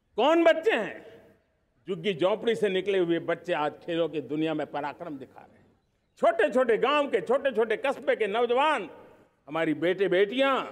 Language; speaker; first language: Hindi; non-native, local second language; Gujarati